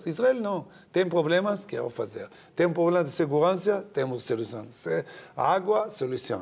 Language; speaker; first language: Portuguese; non-native, learner; Hebrew